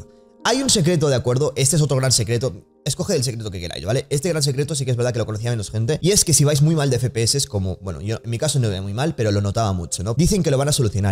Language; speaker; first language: Spanish; native; Spanish